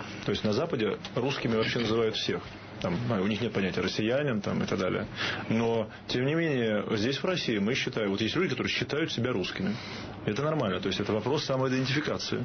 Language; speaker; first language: Russian; native; Russian